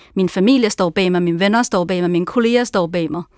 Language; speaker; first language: Danish; non-native, fluent; Chinese